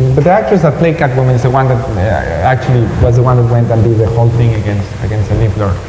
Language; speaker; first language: English; non-native, fluent; Spanish